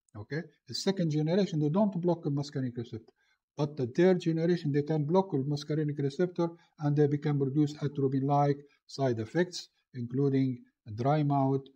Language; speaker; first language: English; non-native, fluent; Arabic